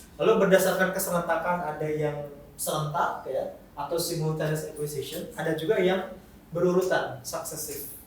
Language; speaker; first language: Indonesian; non-native, local second language; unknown